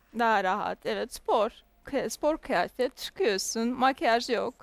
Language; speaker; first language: Turkish; non-native, fluent; Russian